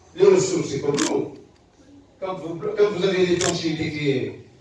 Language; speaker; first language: French; non-native, local second language; Arabic